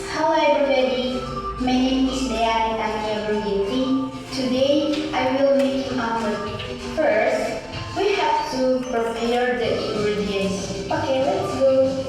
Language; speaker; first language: English; non-native, learner; Indonesian